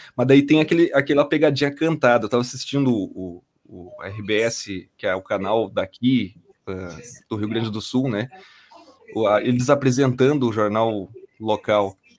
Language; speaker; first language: Portuguese; native; Portuguese